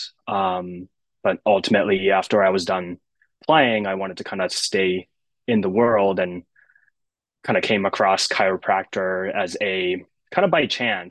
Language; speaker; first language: English; early bilingual, other home language; Japanese